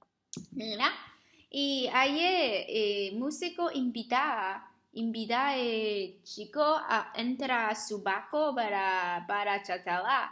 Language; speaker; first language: Spanish; non-native, learner; Chinese